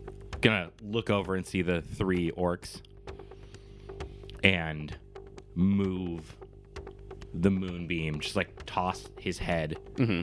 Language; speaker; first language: English; native; English